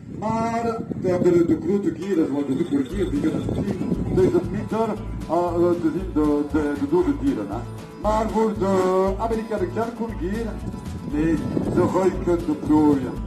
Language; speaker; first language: Dutch; non-native, local second language; French